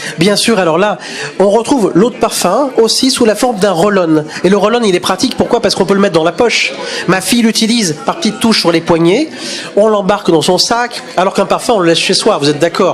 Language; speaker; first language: French; native; French